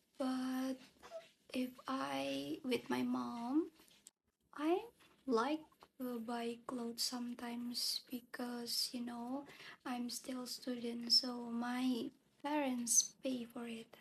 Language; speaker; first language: English; non-native, learner; Indonesian